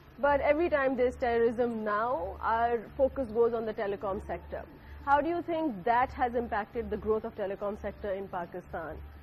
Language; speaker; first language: English; non-native, local second language; Urdu